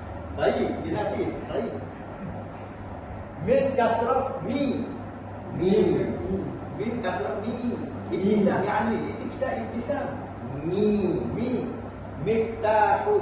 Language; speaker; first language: Arabic; non-native, learner; Malay